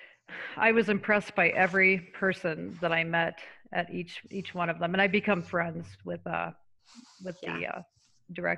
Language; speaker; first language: English; native; English